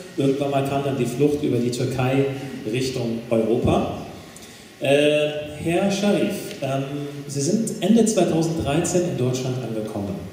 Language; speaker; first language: German; native; German